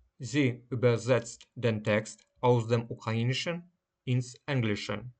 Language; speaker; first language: German; non-native, fluent; Ukrainian